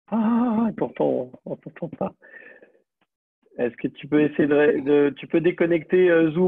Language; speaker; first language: French; native; French